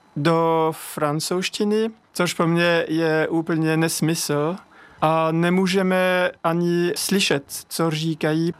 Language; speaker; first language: Czech; non-native, fluent; French